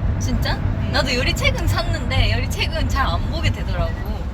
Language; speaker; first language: Korean; non-native, fluent; Japanese